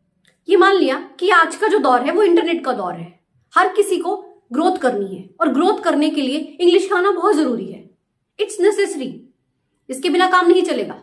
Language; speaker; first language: Hindi; native; Hindi